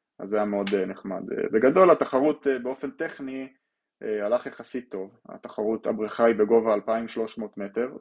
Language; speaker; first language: Hebrew; native; Hebrew